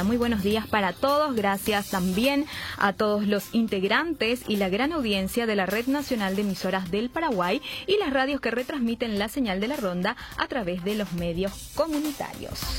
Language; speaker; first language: Spanish; native; Spanish